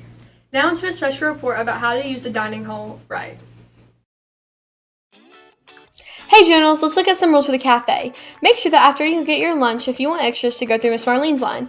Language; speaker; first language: English; native; English